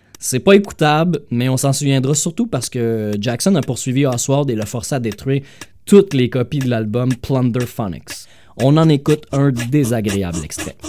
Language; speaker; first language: French; native; French